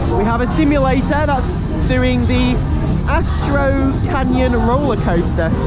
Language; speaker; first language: English; native; English